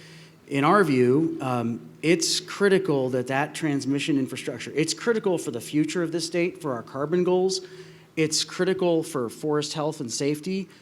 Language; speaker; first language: English; native; English